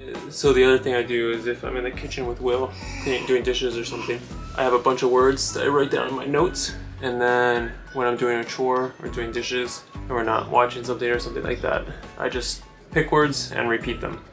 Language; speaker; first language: English; native; English